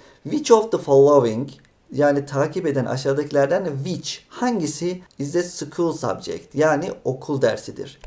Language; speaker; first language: English; non-native, fluent; Turkish